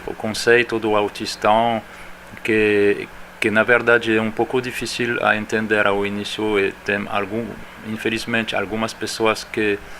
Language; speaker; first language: Portuguese; non-native, fluent; French